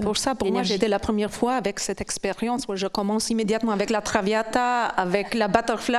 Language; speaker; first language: French; non-native, fluent; Albanian